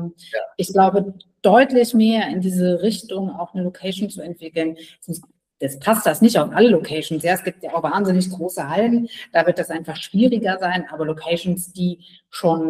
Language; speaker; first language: German; native; German